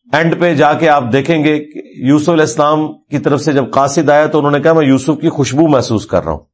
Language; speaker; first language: Urdu; non-native, local second language; Punjabi